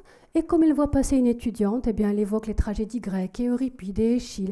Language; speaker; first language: French; native; French